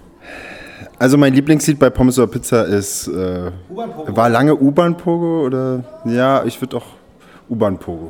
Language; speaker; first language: German; native; German